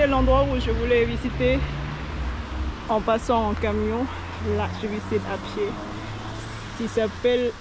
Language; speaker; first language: French; non-native, learner; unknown